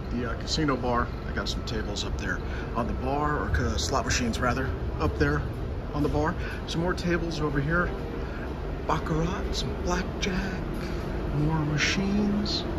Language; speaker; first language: English; native; English